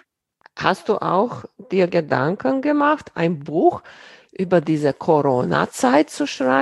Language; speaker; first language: German; non-native, fluent; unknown